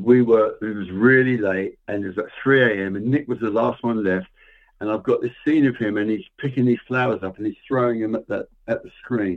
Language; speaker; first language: English; native; English